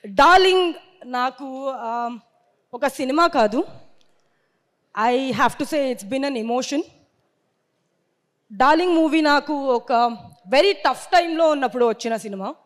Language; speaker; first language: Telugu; non-native, learner; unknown